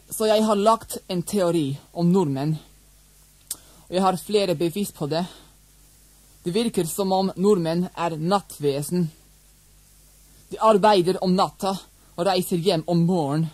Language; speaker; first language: Norwegian; non-native, learner; English